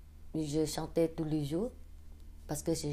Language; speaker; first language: French; non-native, learner; Khmer